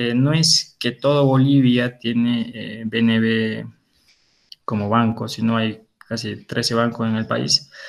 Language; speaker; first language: Spanish; native; Spanish